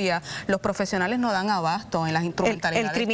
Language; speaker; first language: Spanish; native; Spanish